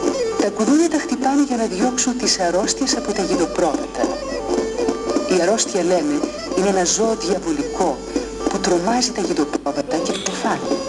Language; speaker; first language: Greek; native; Greek